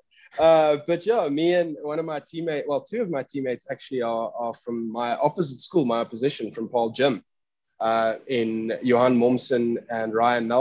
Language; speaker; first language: English; non-native, local second language; Afrikaans